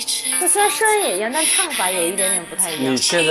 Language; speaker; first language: Chinese; native; Chinese